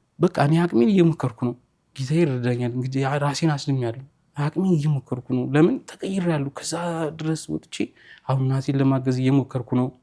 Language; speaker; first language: Amharic; native; Amharic